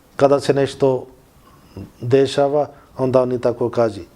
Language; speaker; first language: Bosnian; non-native, learner; Urdu